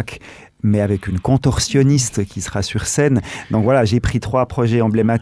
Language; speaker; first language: French; native; French